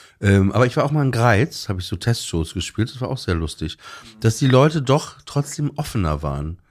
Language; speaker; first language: German; native; German